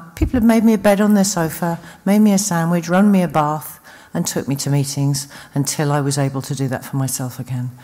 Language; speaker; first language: English; native; English